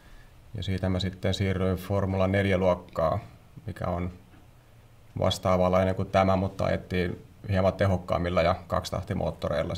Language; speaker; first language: Finnish; native; Finnish